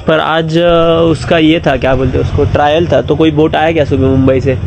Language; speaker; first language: Hindi; non-native, local second language; Marathi